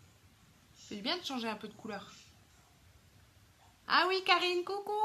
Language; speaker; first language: French; native; French